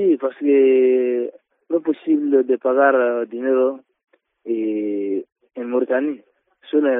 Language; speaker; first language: Spanish; non-native, learner; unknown